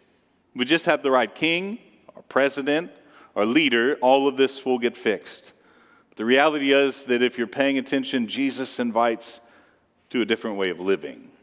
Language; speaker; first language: English; native; English